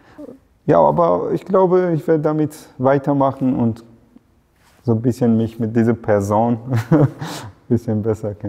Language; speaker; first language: German; non-native, fluent; Persian